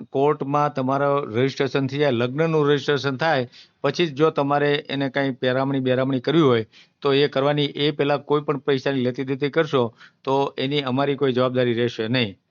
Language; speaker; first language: Gujarati; native; Gujarati